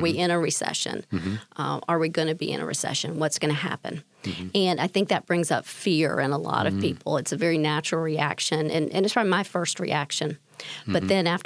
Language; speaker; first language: English; native; English